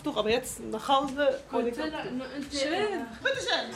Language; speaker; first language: German; non-native, learner; Arabic